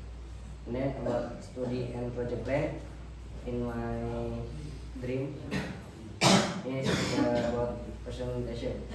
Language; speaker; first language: English; non-native, learner; Indonesian